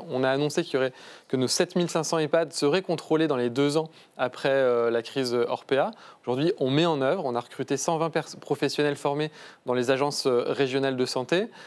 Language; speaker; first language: French; native; French